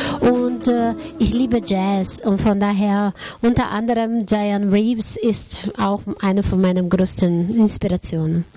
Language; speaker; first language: German; non-native, fluent; Portuguese